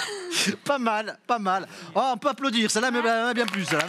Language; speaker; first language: French; native; French